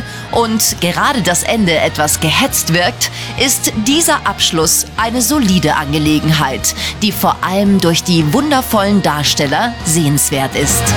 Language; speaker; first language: German; native; German